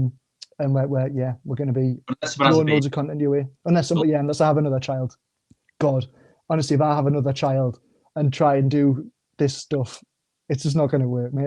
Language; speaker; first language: English; native; English